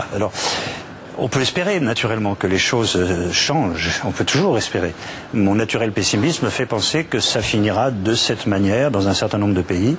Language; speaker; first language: French; native; French